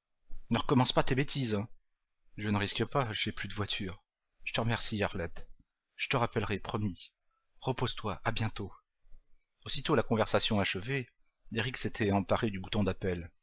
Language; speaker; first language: French; native; French